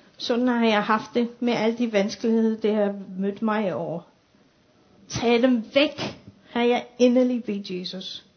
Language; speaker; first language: Danish; non-native, fluent; English